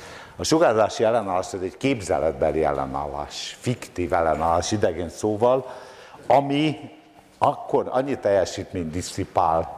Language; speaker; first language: Hungarian; native; Hungarian